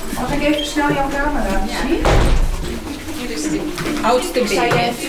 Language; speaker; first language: Dutch; non-native, learner; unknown